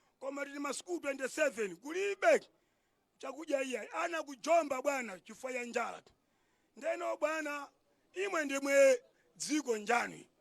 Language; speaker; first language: Nyanja; non-native, local second language; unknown